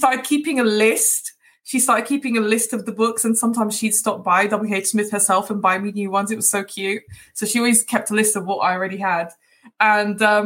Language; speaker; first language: English; early bilingual, other home language; Portuguese